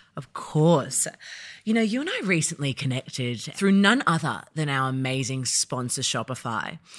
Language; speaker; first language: English; early bilingual, other home language; Yoruba